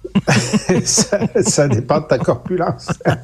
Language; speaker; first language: French; native; French